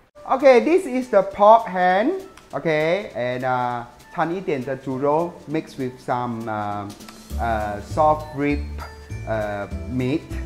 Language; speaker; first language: English; non-native, local second language; Chinese